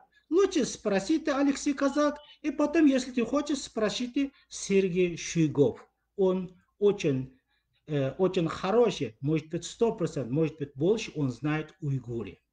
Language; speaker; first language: Russian; non-native, learner; Uyghur